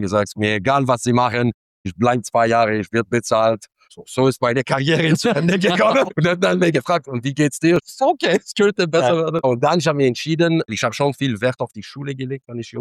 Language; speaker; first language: German; non-native, fluent; English